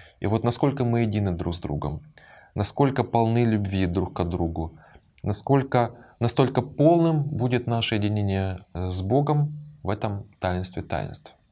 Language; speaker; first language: Russian; native; Russian